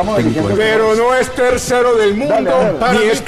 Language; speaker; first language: Spanish; native; Spanish